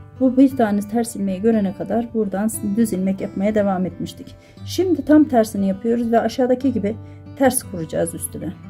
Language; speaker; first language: Turkish; native; Turkish